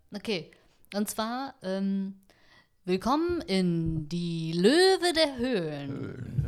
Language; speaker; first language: German; early bilingual, other home language; Vietnamese